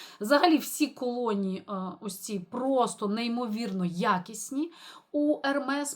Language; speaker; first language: Ukrainian; native; Ukrainian